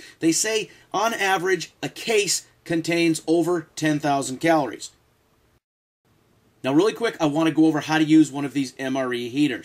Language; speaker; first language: English; native; English